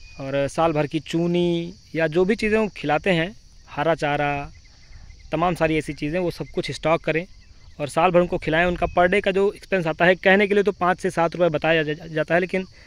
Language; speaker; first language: Hindi; native; Hindi